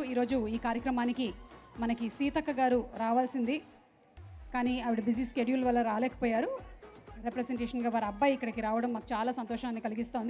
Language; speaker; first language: Telugu; native; Telugu